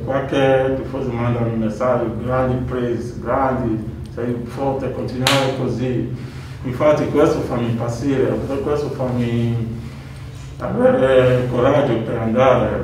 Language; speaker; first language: Italian; non-native, learner; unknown